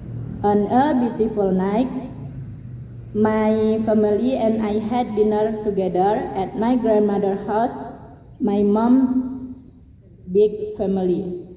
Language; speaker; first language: English; non-native, learner; Indonesian